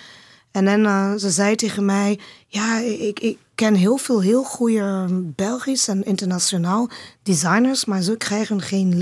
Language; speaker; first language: Dutch; non-native, learner; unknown